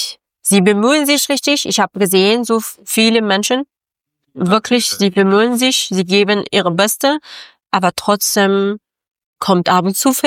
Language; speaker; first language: German; non-native, learner; Persian